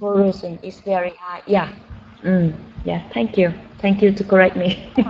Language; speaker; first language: English; non-native, learner; Vietnamese